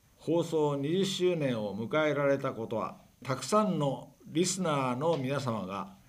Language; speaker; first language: Japanese; native; Japanese